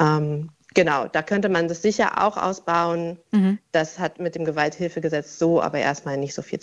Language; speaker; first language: German; native; German